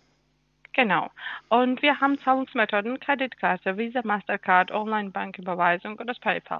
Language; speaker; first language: German; non-native, learner; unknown